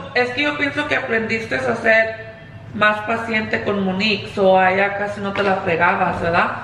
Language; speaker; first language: Spanish; early bilingual, other home language; English